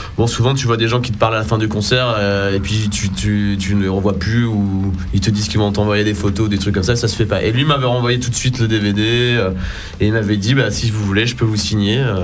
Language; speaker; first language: French; native; French